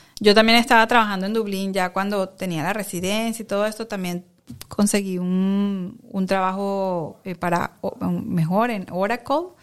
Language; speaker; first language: Spanish; native; Spanish